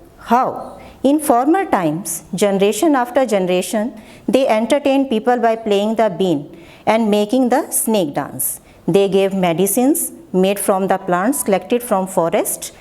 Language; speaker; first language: English; non-native, local second language; Gujarati